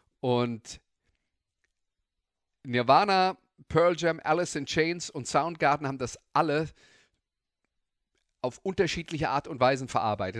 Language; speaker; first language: German; native; German